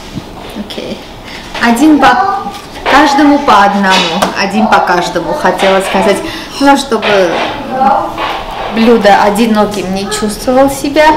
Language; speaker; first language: Russian; early bilingual, heritage; Armenian